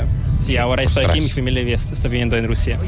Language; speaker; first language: Spanish; non-native, fluent; Korean